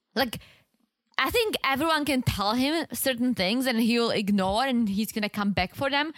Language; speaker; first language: English; non-native, fluent; Czech